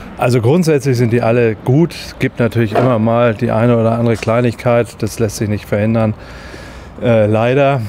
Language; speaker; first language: German; native; German